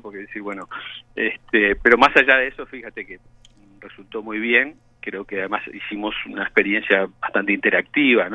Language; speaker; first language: Spanish; native; Spanish